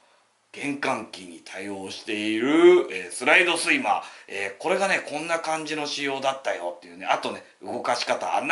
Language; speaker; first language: Japanese; native; Japanese